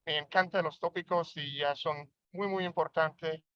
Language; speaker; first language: Spanish; non-native, learner; English